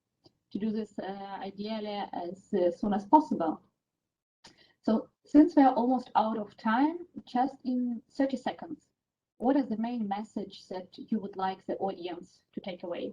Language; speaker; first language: English; non-native, fluent; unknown